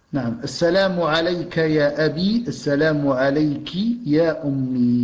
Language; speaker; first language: Arabic; non-native, fluent; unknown